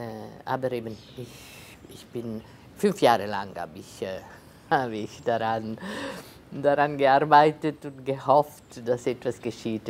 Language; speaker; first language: German; non-native, local second language; Italian